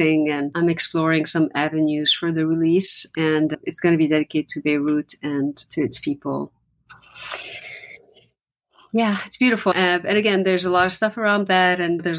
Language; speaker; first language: English; non-native, fluent; Arabic